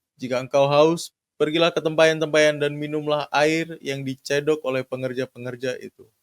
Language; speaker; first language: Indonesian; native; Indonesian